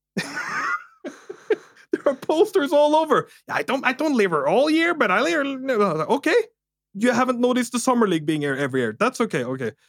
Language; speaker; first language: English; non-native, fluent; Norwegian